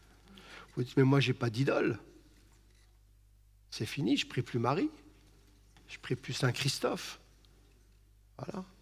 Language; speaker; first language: French; native; French